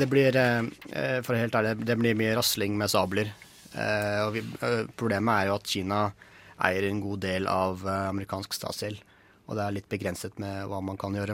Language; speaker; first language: Norwegian; native; Norwegian